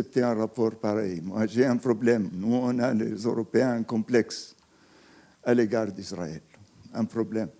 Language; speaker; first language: French; non-native, fluent; Arabic